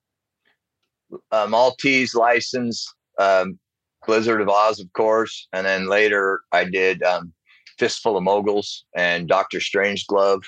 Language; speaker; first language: English; native; English